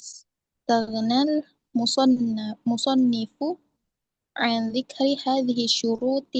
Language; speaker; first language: Arabic; non-native, learner; Indonesian